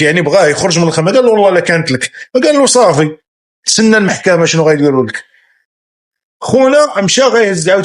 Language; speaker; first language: Arabic; native; Arabic